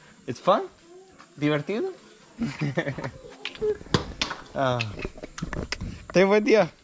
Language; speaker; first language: Spanish; non-native, learner; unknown